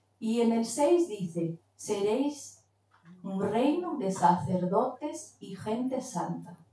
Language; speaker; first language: Spanish; non-native, fluent; Portuguese